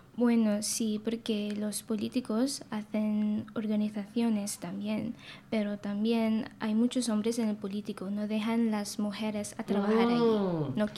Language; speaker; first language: Spanish; non-native, learner; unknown